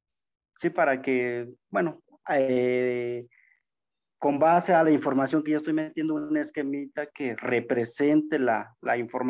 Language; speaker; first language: Spanish; native; Spanish